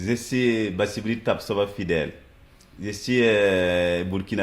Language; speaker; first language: French; non-native, local second language; Mossi